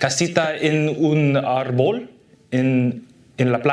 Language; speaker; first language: Spanish; non-native, learner; English